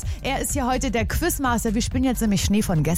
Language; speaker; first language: German; native; German